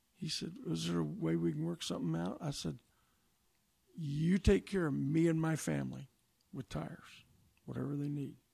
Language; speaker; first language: English; native; English